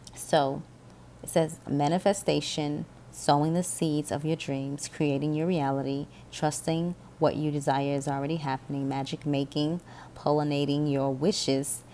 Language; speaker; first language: English; native; English